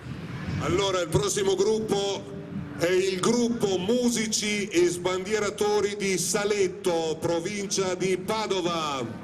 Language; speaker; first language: Italian; native; Italian